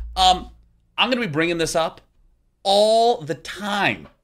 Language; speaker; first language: English; native; English